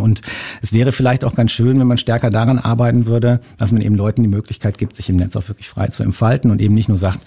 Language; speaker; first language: German; native; German